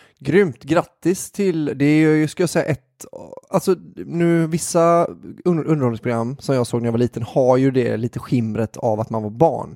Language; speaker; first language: Swedish; native; Swedish